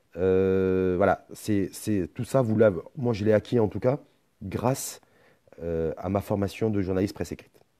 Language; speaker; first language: French; non-native, local second language; Arabic